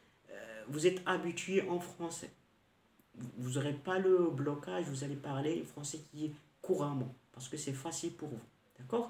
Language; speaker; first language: French; non-native, local second language; Arabic